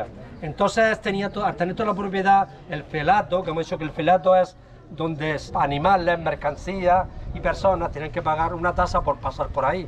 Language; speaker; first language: Spanish; native; Spanish